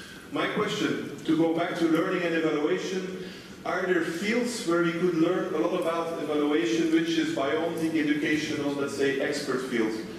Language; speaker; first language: English; non-native, fluent; Dutch